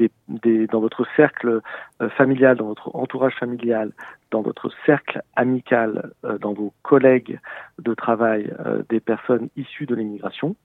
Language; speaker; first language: French; native; French